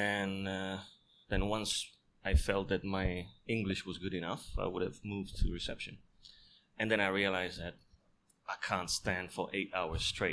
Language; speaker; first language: English; non-native, fluent; Italian